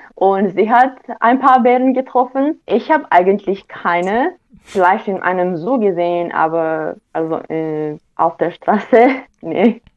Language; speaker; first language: German; non-native, fluent; Romanian